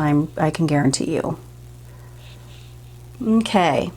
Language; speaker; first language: English; native; English